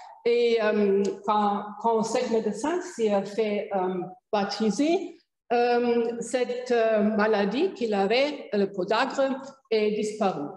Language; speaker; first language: French; non-native, fluent; German